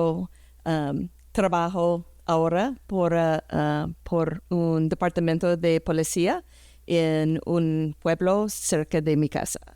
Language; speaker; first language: Spanish; early bilingual, heritage; English